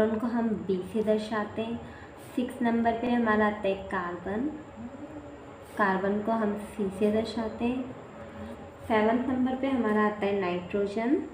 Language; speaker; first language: Hindi; native; Hindi